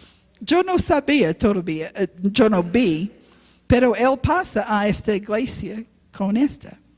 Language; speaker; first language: Spanish; non-native, learner; English